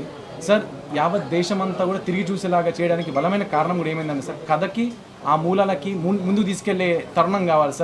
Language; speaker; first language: Telugu; native; Telugu